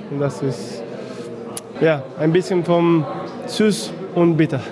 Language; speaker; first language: German; non-native, fluent; Spanish